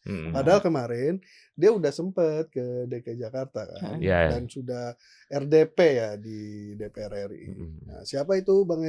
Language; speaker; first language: Indonesian; native; Indonesian